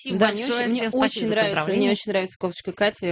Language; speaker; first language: Russian; native; Russian